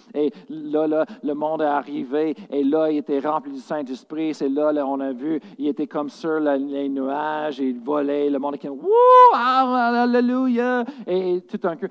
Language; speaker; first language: French; non-native, fluent; English